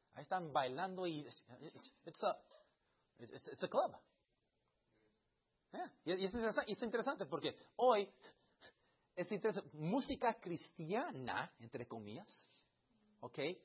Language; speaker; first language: Spanish; early bilingual, heritage; Spanish